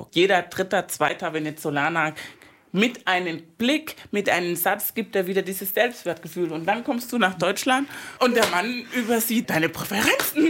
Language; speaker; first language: German; non-native, fluent; Spanish